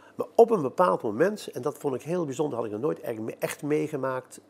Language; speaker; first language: Dutch; native; Dutch